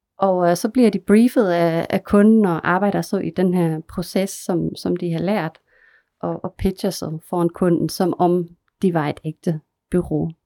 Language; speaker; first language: Danish; non-native, fluent; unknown